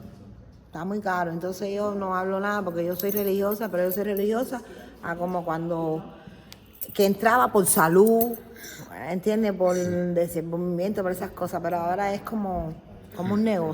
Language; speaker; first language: Spanish; native; Spanish